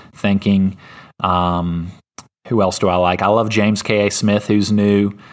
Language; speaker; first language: English; native; English